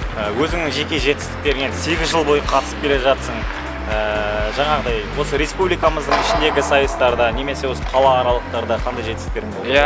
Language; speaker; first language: Kazakh; native; Kazakh